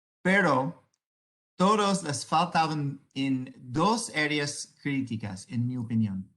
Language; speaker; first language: Spanish; non-native, learner; English